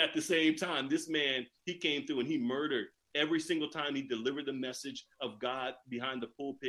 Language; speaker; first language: English; native; English